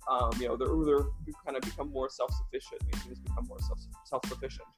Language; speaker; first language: English; early bilingual, other home language; Russian